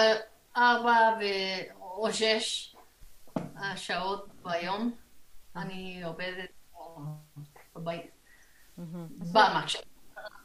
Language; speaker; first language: Hebrew; non-native, learner; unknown